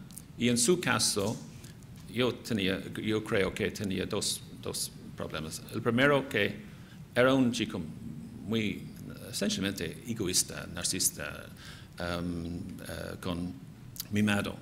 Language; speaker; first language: Spanish; non-native, fluent; English